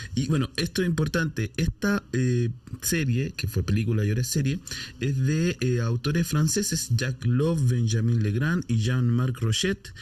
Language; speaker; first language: Spanish; native; Spanish